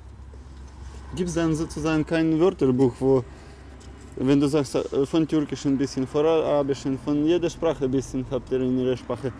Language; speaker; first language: German; non-native, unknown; Russian